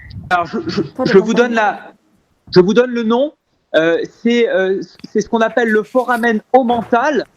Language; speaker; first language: French; native; French